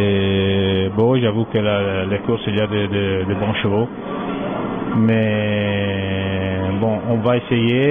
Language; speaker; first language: French; non-native, learner; Italian